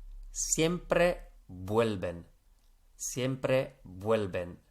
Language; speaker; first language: Spanish; non-native, fluent; English